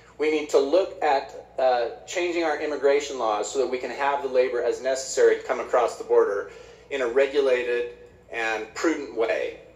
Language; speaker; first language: English; native; English